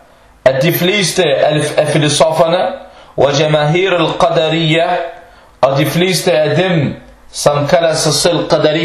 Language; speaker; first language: Danish; early bilingual, other home language; Arabic